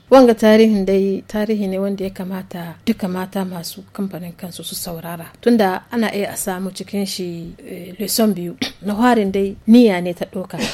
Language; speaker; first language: Hausa; native; Hausa